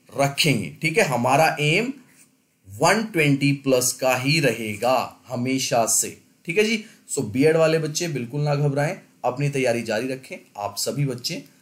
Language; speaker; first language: Hindi; native; Hindi